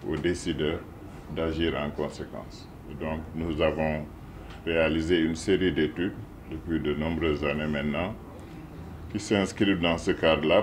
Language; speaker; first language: French; non-native, local second language; Wolof